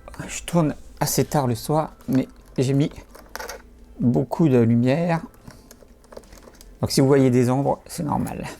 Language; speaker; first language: French; native; French